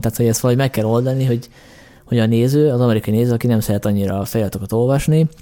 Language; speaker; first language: Hungarian; native; Hungarian